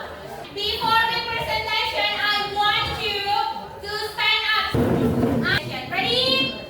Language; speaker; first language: English; non-native, learner; Indonesian